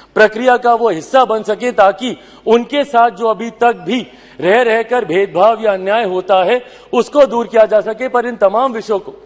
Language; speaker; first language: Hindi; native; Hindi